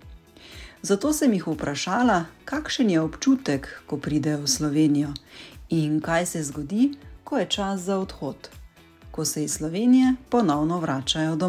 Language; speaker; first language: Slovenian; native; Slovenian